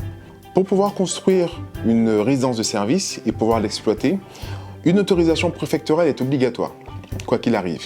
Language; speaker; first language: French; native; French